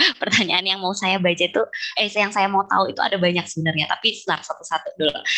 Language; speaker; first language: Indonesian; native; Indonesian